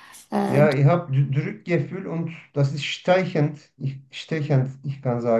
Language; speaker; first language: German; non-native, learner; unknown